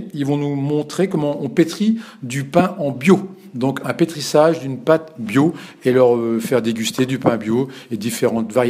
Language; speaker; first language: French; native; French